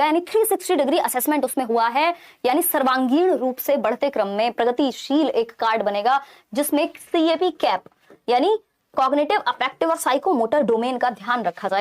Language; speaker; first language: Hindi; native; Hindi